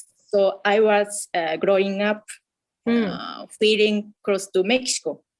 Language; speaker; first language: English; non-native, fluent; Japanese